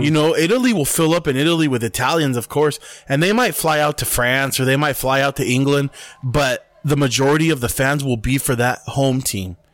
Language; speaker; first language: English; early bilingual, other home language; Spanish